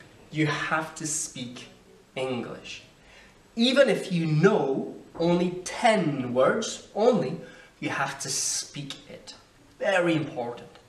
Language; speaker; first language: English; native; English